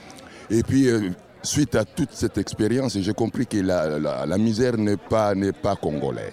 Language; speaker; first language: French; non-native, local second language; Lingala